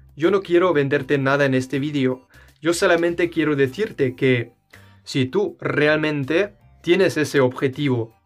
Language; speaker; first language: Spanish; non-native, fluent; German